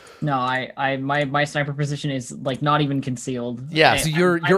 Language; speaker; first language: English; native; English